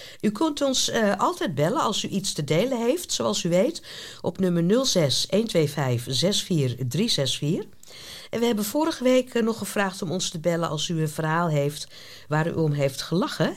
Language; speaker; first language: Dutch; native; Dutch